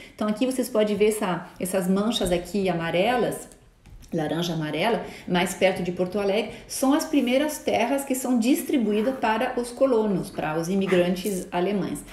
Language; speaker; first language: Portuguese; non-native, fluent; French